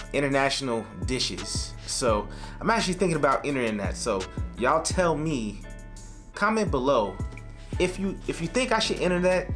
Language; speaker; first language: English; native; English